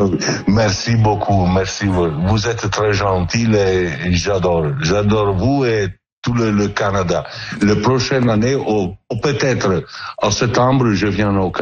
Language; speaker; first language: French; non-native, learner; Italian